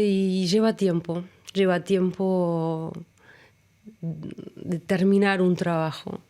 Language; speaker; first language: Spanish; early bilingual, other home language; German